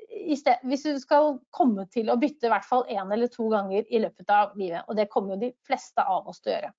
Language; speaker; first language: Norwegian; native; Norwegian